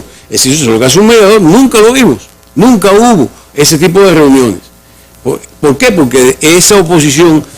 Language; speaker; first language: Spanish; native; Spanish